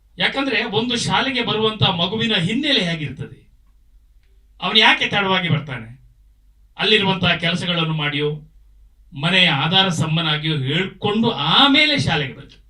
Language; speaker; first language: Kannada; native; Kannada